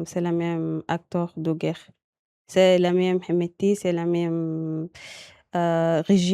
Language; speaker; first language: French; non-native, learner; Arabic